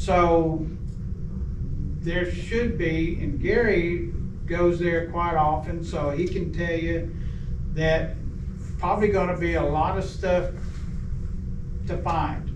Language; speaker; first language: English; native; English